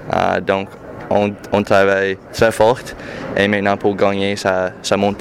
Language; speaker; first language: French; non-native, local second language; English